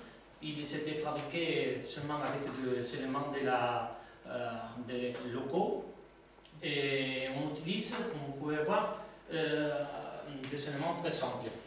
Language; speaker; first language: French; non-native, learner; Spanish